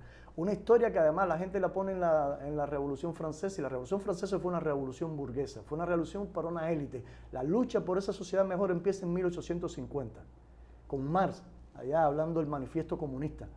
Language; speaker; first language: Spanish; native; Spanish